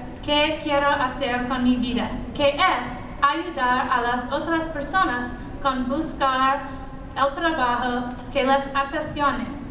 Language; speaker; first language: Spanish; non-native, learner; English